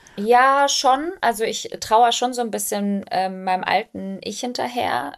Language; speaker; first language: German; early bilingual, other home language; Albanian